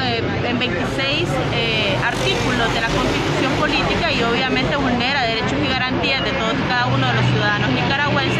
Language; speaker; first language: Spanish; native; Spanish